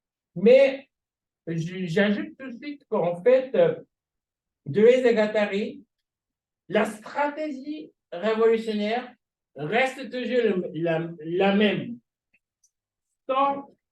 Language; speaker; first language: French; non-native, fluent; Japanese